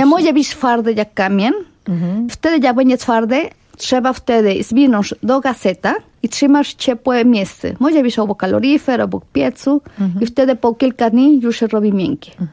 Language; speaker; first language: Polish; non-native, fluent; Spanish